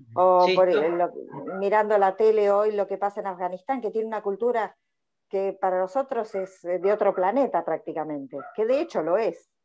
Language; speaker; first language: Spanish; native; Spanish